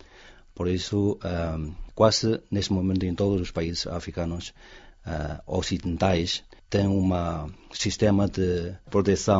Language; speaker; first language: Portuguese; non-native, fluent; Chinese